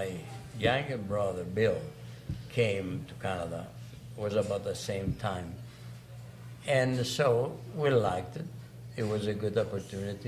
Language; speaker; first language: English; non-native, fluent; Greek